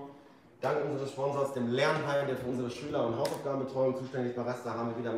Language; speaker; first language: German; native; German